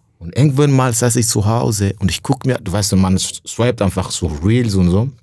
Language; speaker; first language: German; non-native, fluent; Rundi